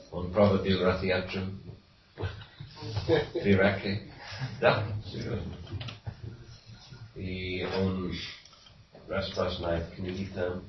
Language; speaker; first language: Russian; non-native, fluent; English